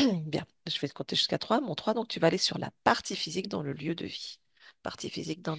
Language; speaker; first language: French; native; French